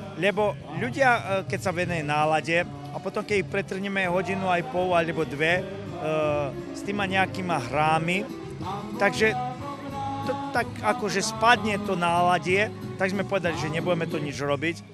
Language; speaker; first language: Slovak; native; Slovak